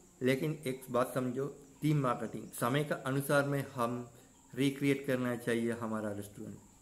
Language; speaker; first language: Hindi; non-native, learner; Sinhala